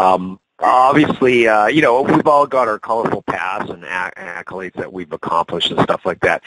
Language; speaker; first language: English; native; English